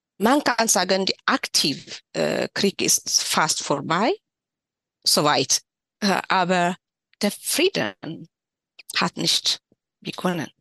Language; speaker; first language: German; non-native, learner; Tigrinya